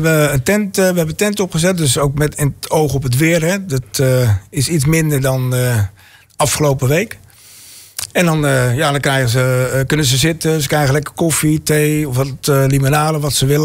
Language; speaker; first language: Dutch; native; Dutch